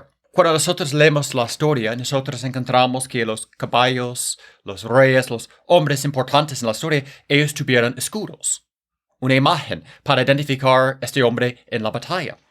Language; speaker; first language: Spanish; non-native, fluent; English